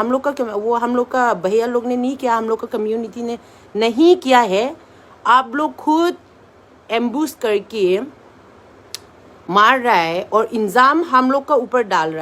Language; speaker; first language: Hindi; non-native, local second language; Manipuri